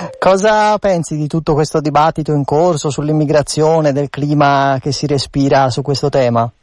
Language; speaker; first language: Italian; native; Italian